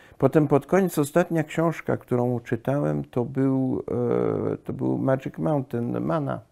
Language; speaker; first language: Polish; early bilingual, heritage; Polish